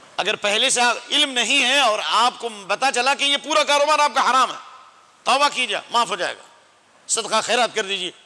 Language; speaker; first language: Urdu; native; Urdu